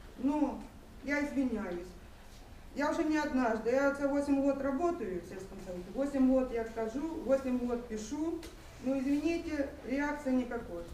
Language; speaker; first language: Russian; non-native, local second language; Ukrainian